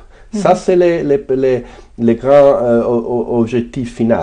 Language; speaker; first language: French; non-native, fluent; Italian